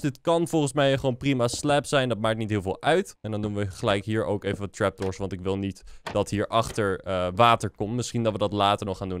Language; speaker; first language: Dutch; native; Dutch